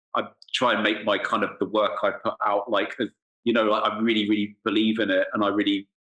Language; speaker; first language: English; native; English